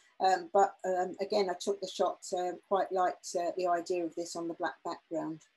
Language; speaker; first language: English; native; English